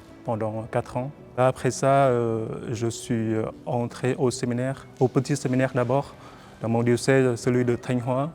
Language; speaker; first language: French; non-native, fluent; Vietnamese